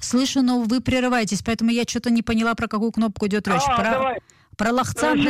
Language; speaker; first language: Russian; native; Russian